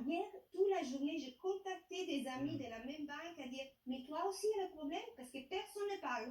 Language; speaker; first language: French; non-native, fluent; Italian